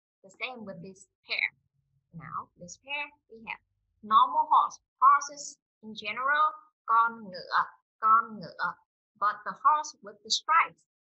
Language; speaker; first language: English; non-native, fluent; Vietnamese